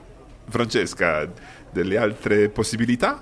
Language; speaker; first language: Italian; non-native, fluent; English